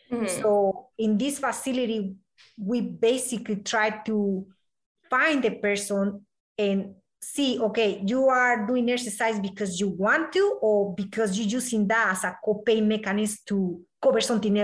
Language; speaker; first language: English; non-native, learner; Spanish